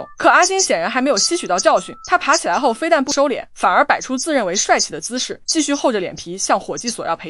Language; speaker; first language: Chinese; native; Chinese